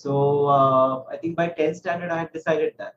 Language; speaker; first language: English; non-native, local second language; Marathi